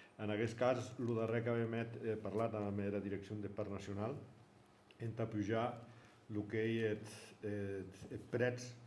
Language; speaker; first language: Catalan; non-native, local second language; Occitan